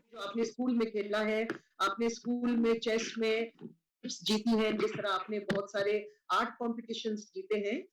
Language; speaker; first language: Urdu; native; Urdu